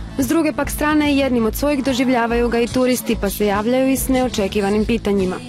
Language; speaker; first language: Croatian; native; Croatian